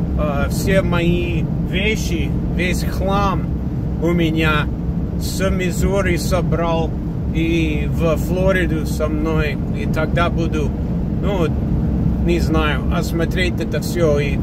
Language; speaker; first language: Russian; non-native, fluent; English